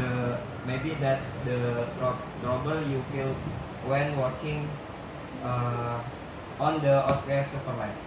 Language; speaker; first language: English; non-native, learner; Indonesian